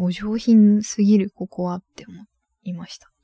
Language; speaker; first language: Japanese; native; Japanese